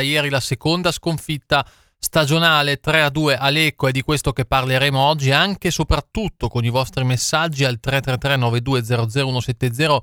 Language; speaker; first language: Italian; native; Italian